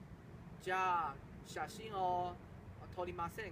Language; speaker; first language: Japanese; non-native, learner; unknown